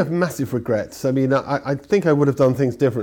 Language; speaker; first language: English; native; English